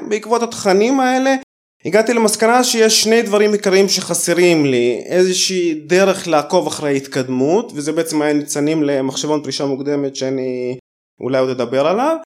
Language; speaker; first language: Hebrew; early bilingual, other home language; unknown